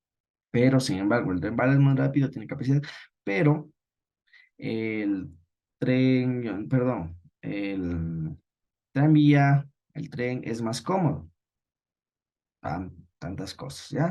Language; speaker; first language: Spanish; native; Spanish